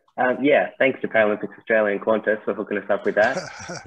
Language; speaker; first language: English; native; English